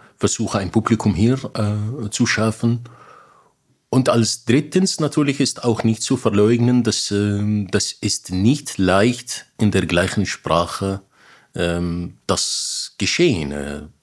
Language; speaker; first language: German; non-native, fluent; Arabic